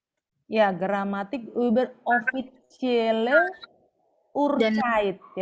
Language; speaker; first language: German; non-native, fluent; Indonesian